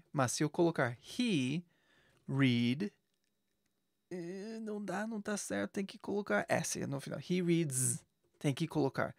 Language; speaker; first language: Portuguese; non-native, fluent; English